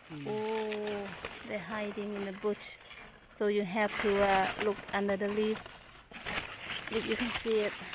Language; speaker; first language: English; non-native, fluent; Thai